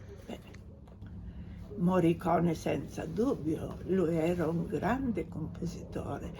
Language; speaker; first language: Italian; non-native, fluent; Bulgarian